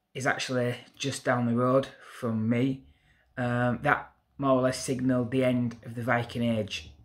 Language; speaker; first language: English; native; English